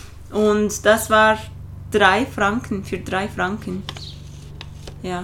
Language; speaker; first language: German; non-native, fluent; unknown